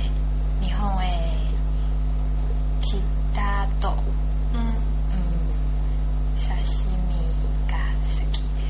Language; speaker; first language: Japanese; non-native, learner; Chinese